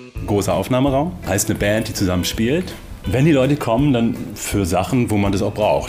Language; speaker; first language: German; native; German